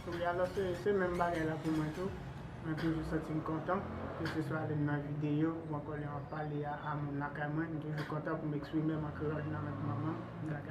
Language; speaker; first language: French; non-native, local second language; Haitian Creole